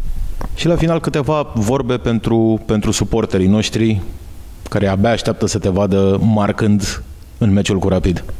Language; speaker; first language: Romanian; native; Romanian